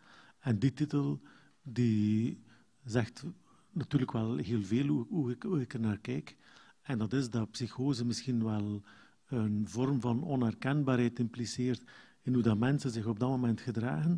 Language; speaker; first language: Dutch; native; Dutch